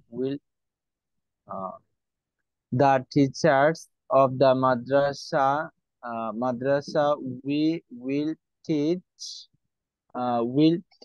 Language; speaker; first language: English; non-native, learner; Bangla